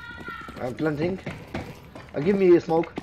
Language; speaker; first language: English; non-native, learner; Polish